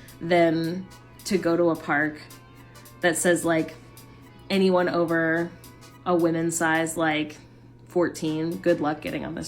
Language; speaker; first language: English; native; English